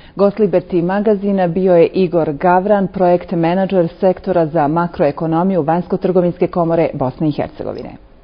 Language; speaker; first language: Bosnian; native; Bosnian